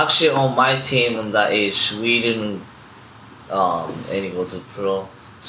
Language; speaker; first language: English; non-native, fluent; Japanese